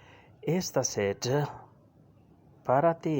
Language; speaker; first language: Spanish; non-native, learner; Urdu